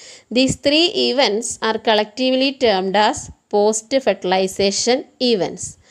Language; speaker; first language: English; non-native, local second language; Malayalam